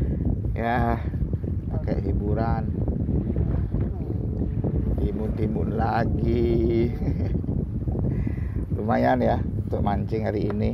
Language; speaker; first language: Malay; non-native, local second language; Balinese